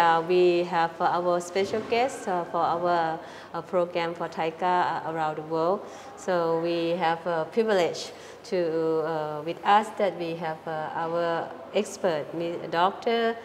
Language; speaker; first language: English; non-native, fluent; Thai